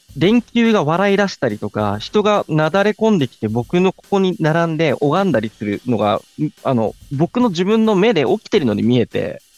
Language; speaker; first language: Japanese; native; Japanese